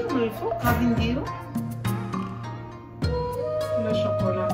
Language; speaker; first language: Arabic; native; Arabic